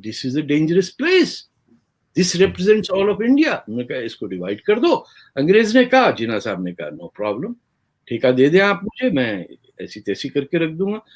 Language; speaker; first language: Urdu; native; Urdu